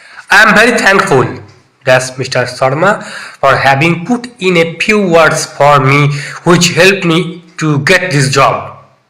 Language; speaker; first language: English; non-native, local second language; Bangla